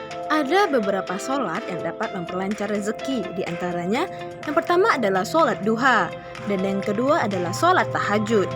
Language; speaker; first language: Indonesian; native; Indonesian